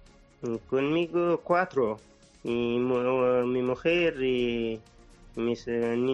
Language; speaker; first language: Spanish; non-native, learner; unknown